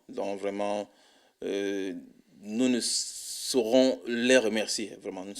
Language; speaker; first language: French; non-native, fluent; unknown